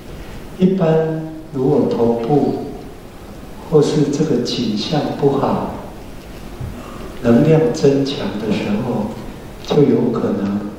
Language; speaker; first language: Chinese; native; Chinese